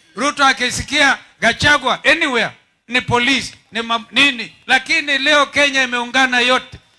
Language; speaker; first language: Swahili; non-native, local second language; Kamba